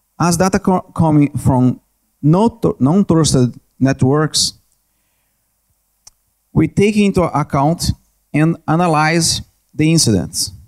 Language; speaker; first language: English; non-native, learner; Portuguese